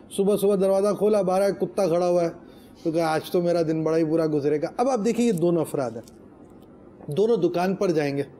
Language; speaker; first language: Urdu; native; Urdu